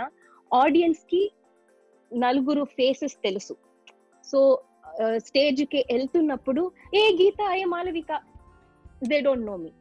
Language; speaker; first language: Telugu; non-native, local second language; Tamil